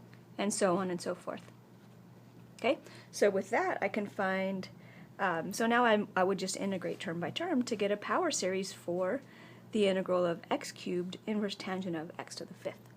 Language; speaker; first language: English; native; English